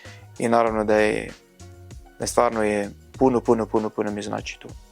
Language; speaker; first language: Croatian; non-native, learner; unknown